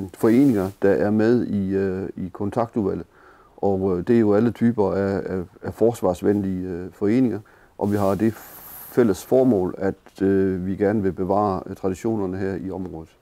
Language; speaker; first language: Danish; native; Danish